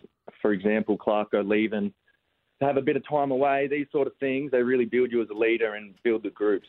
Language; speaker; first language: English; native; English